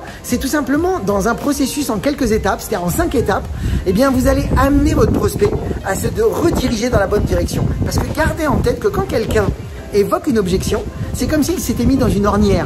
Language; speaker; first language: French; native; French